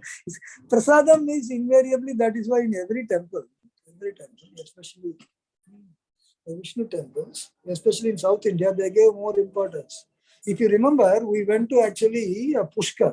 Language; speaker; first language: English; non-native, local second language; Hindi